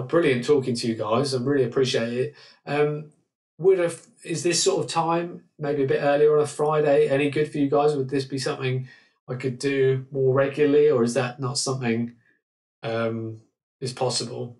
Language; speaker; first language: English; native; English